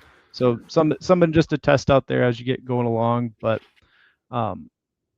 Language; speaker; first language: English; native; English